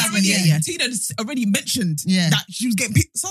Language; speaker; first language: English; native; English